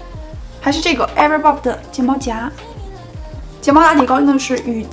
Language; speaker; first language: Chinese; native; Chinese